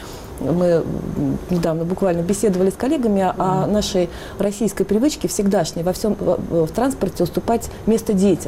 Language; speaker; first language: Russian; native; Russian